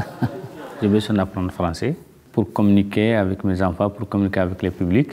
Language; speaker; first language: French; non-native, learner; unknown